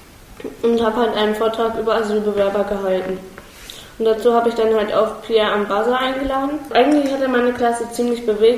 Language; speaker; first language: German; native; German